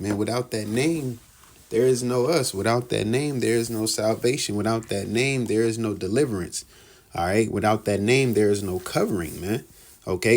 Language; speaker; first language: English; native; English